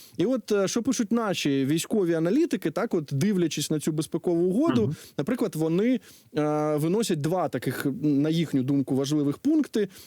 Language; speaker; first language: Ukrainian; native; Ukrainian